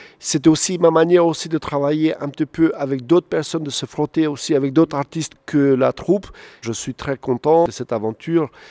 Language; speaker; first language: French; non-native, fluent; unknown